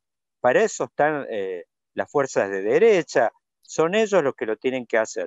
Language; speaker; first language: Spanish; native; Spanish